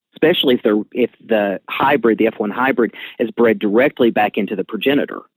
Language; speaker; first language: English; native; English